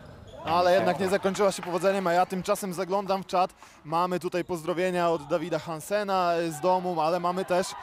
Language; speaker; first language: Polish; native; Polish